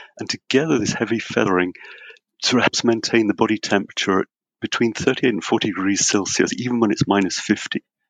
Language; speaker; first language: English; native; English